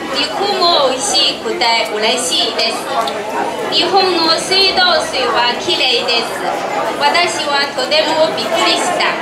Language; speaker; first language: Japanese; non-native, learner; Chinese